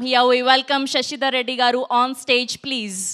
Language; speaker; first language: Telugu; native; Telugu